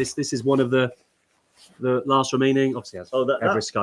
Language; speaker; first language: English; native; English